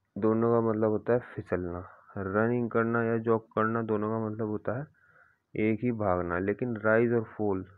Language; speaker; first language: Hindi; native; Hindi